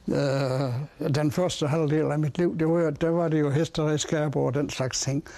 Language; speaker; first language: Danish; native; Danish